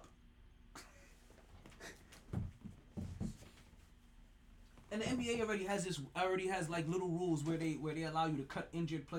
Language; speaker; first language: English; native; English